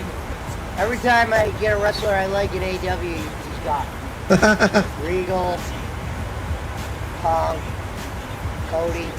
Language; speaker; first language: English; native; English